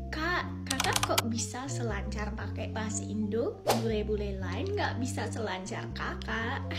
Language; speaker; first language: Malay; non-native, fluent; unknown